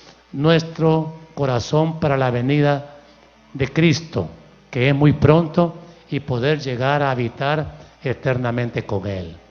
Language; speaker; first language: Spanish; native; Spanish